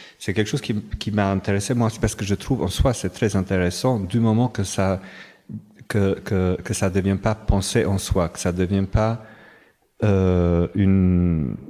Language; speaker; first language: French; non-native, fluent; Albanian